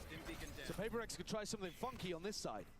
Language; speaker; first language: English; native; English